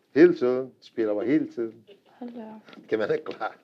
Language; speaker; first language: Danish; non-native, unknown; Turkish